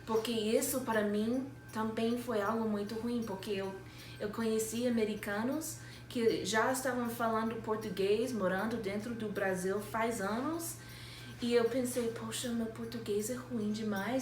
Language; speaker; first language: Portuguese; non-native, fluent; English